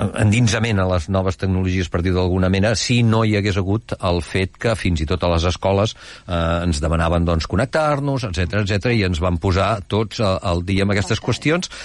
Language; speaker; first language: Catalan; native; Catalan